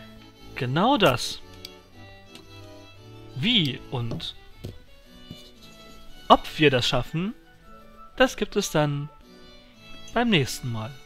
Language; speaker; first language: German; native; German